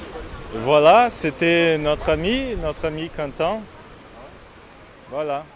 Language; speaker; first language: French; non-native, fluent; Portuguese